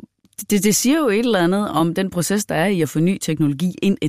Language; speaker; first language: Danish; native; Danish